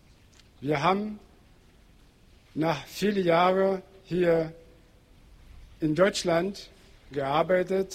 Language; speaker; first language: German; non-native, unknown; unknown